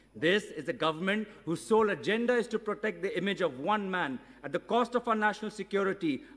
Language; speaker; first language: English; non-native, local second language; Assamese